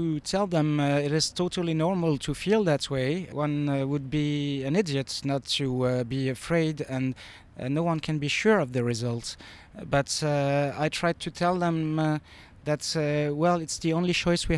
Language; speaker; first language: English; non-native, fluent; French